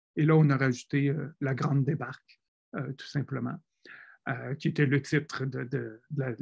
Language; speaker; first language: French; native; French